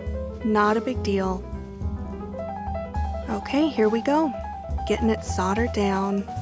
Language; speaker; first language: English; native; English